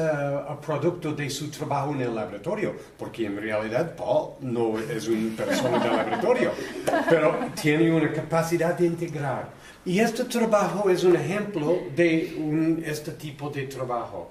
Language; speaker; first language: Spanish; non-native, learner; English